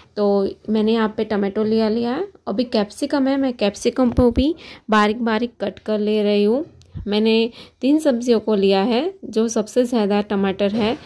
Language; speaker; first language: Hindi; non-native, local second language; Gujarati